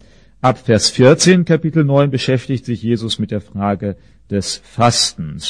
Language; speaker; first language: German; native; German